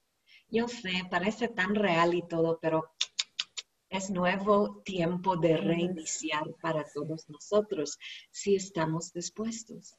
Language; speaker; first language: Spanish; non-native, learner; English